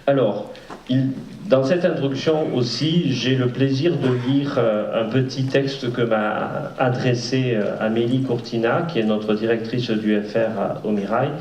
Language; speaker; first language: French; native; French